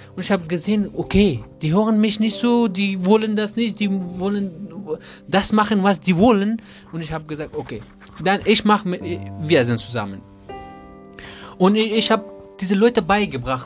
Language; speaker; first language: German; non-native, learner; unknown